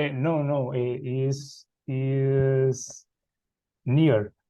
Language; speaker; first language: English; non-native, learner; Spanish